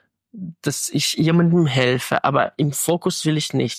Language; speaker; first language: German; non-native, fluent; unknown